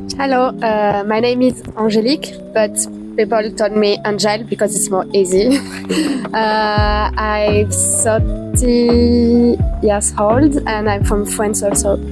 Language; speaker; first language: English; non-native, fluent; French